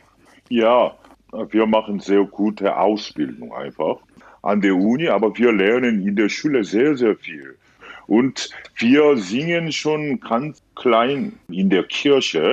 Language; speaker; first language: German; non-native, fluent; Korean